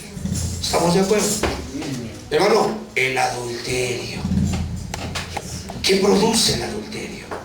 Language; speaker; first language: Spanish; native; Spanish